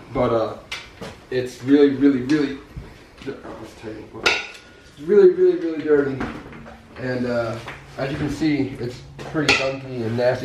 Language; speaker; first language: English; native; English